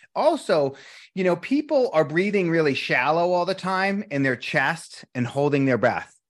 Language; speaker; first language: English; native; English